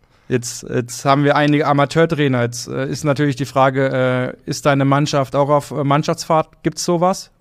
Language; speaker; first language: German; native; German